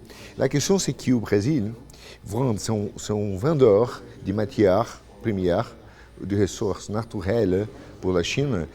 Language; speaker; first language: French; non-native, fluent; Portuguese